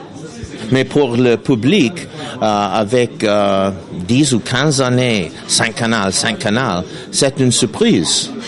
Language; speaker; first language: French; non-native, learner; English